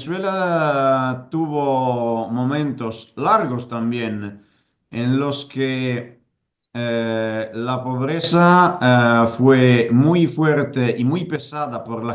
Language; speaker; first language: Spanish; non-native, fluent; Italian